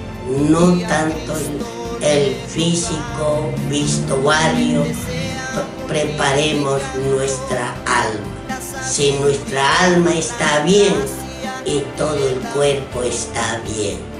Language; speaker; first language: Spanish; non-native, local second language; Quechua